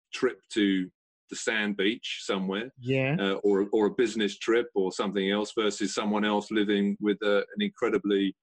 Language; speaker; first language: English; native; English